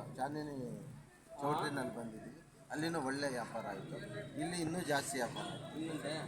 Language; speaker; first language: Kannada; native; Kannada